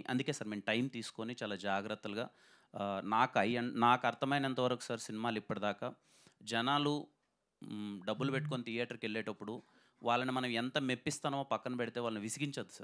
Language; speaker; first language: Telugu; native; Telugu